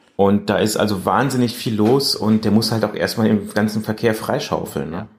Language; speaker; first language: German; native; German